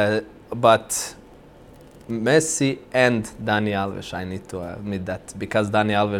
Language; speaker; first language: English; non-native, fluent; Croatian